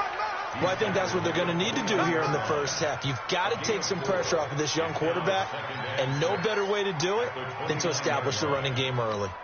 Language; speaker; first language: English; native; English